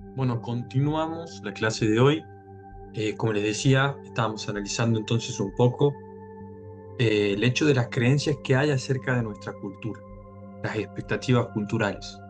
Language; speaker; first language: Spanish; native; Spanish